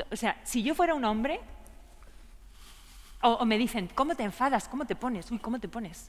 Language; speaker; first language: Spanish; native; Spanish